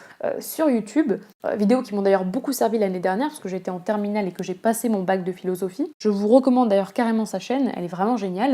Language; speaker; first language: French; native; French